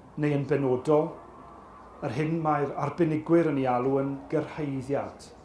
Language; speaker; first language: Welsh; native; Welsh